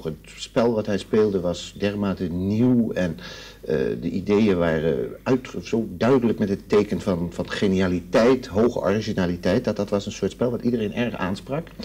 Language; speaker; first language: Dutch; native; Dutch